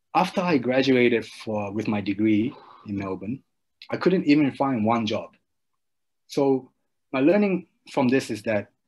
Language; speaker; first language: English; early bilingual, other home language; Japanese